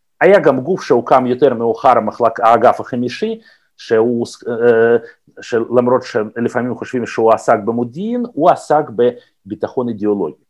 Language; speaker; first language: Hebrew; non-native, fluent; Russian